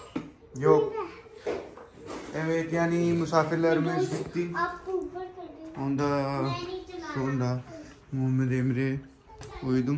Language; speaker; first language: Turkish; non-native, learner; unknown